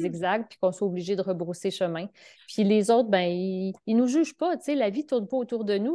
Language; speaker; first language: French; native; French